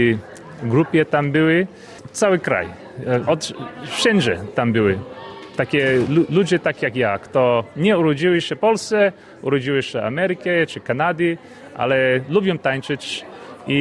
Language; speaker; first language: Polish; early bilingual, heritage; Polish